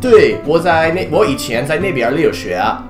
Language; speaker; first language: Chinese; non-native, fluent; English